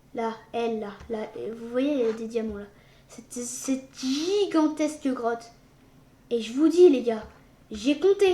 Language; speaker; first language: French; native; French